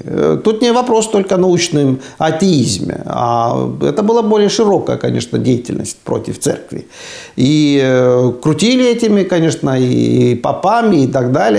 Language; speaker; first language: Russian; non-native, fluent; Estonian